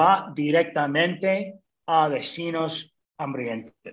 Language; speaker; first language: Spanish; early bilingual, other home language; English